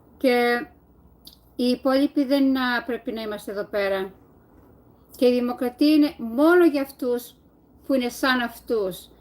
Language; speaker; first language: Greek; early bilingual, heritage; Greek